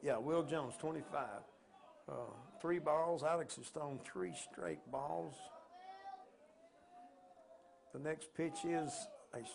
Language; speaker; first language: English; native; English